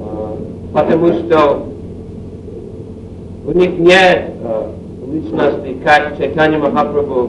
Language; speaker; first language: Russian; non-native, learner; English